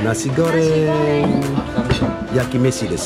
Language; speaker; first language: Japanese; non-native, learner; Indonesian